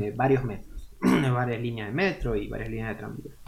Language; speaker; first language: Spanish; native; Spanish